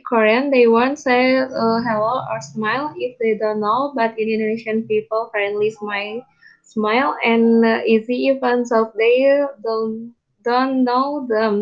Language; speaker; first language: English; non-native, learner; Indonesian